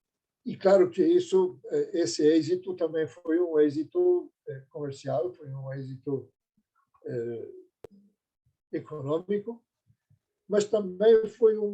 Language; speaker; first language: Portuguese; non-native, fluent; Persian